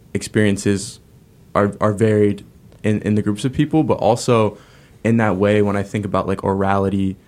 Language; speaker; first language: English; native; English